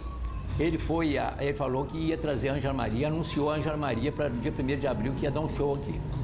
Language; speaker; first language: Portuguese; native; Portuguese